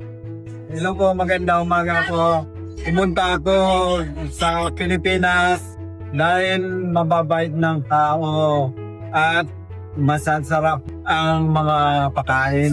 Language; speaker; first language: Filipino; non-native, learner; Vietnamese